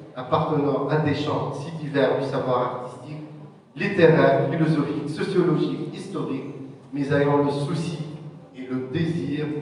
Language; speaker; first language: French; non-native, local second language; Arabic